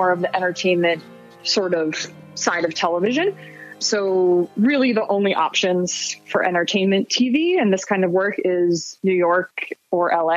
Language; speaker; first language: English; native; English